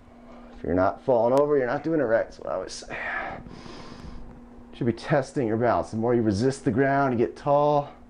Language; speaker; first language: English; native; English